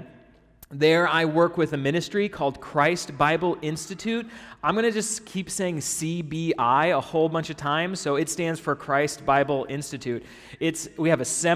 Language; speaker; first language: English; native; English